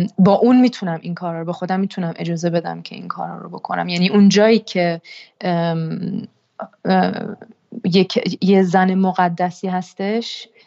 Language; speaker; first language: Persian; early bilingual, heritage; Persian